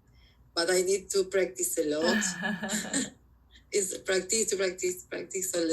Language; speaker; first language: English; non-native, learner; Spanish